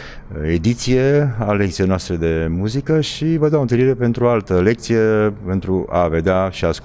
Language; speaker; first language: Romanian; native; Romanian